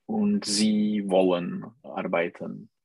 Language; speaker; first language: German; non-native, learner; Czech